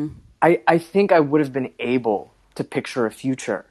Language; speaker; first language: English; native; English